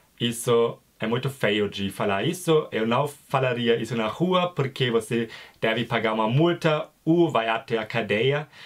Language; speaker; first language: Portuguese; non-native, fluent; German